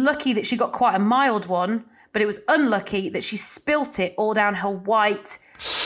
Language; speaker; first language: English; native; English